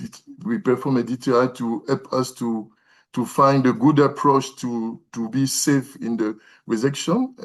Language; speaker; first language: English; non-native, learner; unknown